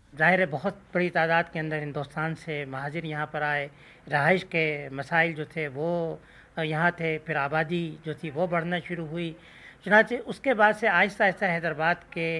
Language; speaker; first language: Urdu; non-native, local second language; Sindhi